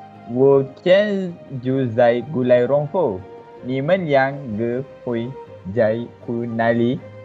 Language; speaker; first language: Chinese; non-native, learner; Malay